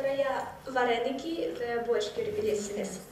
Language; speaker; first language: Turkish; non-native, learner; Ukrainian